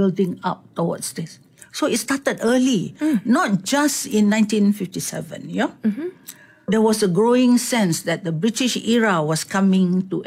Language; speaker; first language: English; non-native, local second language; Malay